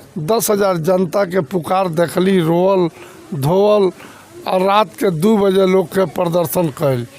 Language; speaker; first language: Bhojpuri; native; Bhojpuri